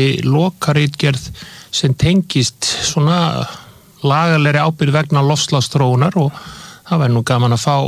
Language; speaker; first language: Icelandic; native; Icelandic